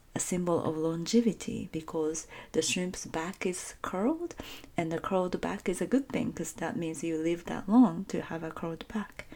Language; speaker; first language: English; non-native, fluent; Japanese